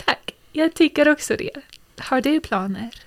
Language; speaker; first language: Swedish; early bilingual, heritage; English